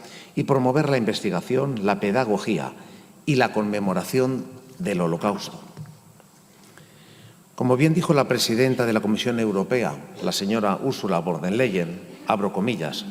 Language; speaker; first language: Spanish; native; Spanish